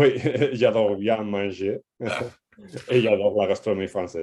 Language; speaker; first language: French; non-native, fluent; Spanish